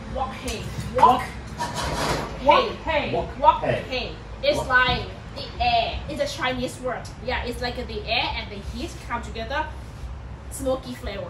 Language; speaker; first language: English; non-native, fluent; Thai